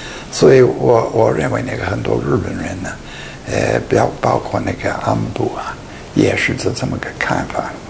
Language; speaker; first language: Chinese; non-native, fluent; English